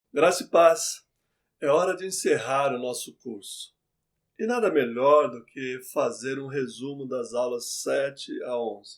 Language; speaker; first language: Portuguese; native; Portuguese